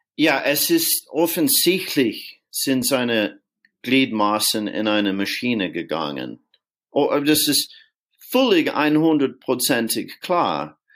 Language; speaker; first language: German; non-native, fluent; English